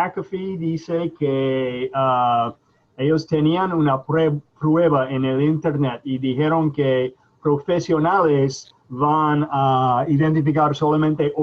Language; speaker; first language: Spanish; non-native, fluent; English